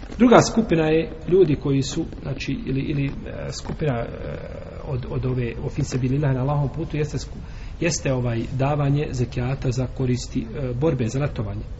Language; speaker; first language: Bosnian; native; Bosnian